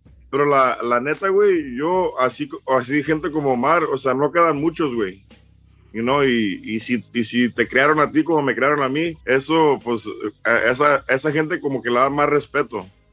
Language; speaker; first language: Spanish; early bilingual, heritage; Spanish